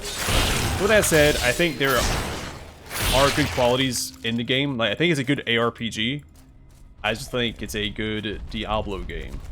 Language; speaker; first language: English; native; English